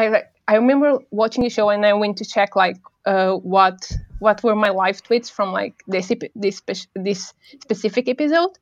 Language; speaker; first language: English; non-native, fluent; Portuguese